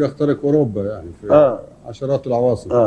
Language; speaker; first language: Arabic; native; Arabic